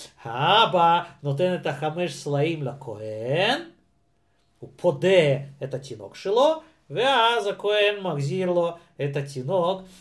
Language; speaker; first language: Hebrew; non-native, fluent; Russian